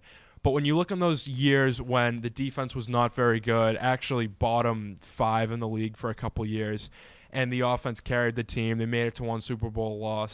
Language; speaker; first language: English; native; English